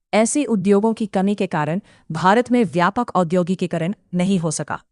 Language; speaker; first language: Hindi; native; Hindi